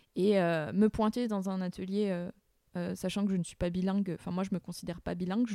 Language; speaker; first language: French; native; French